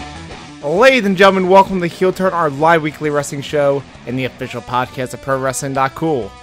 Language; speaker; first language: English; native; English